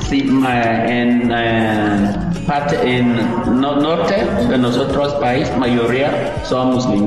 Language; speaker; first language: Spanish; non-native, learner; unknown